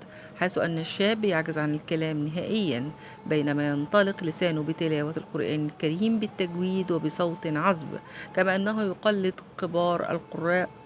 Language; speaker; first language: Arabic; native; Arabic